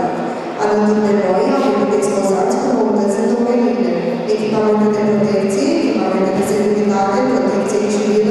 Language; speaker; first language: Romanian; native; Romanian